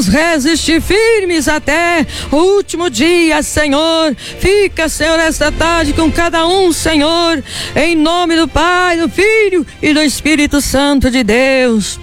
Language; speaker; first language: Portuguese; native; Portuguese